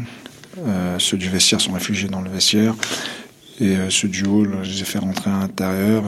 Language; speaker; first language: French; non-native, local second language; Kabyle